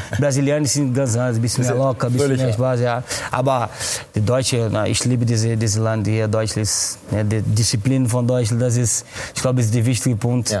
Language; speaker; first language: German; non-native, fluent; Portuguese